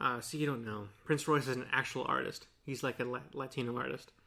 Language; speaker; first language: English; early bilingual, other home language; Spanish